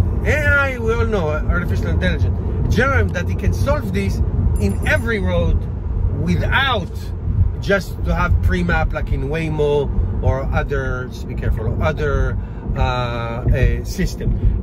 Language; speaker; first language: English; non-native, fluent; Hebrew